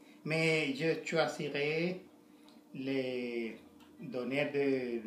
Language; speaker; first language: French; non-native, learner; Spanish